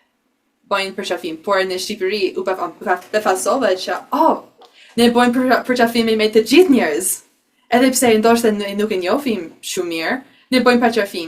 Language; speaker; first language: Albanian; non-native, learner; English